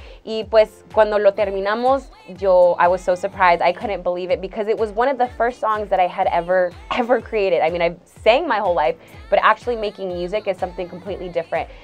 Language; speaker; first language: English; early bilingual, other home language; Spanish